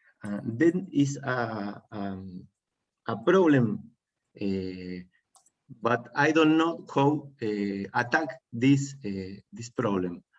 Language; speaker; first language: English; non-native, learner; Spanish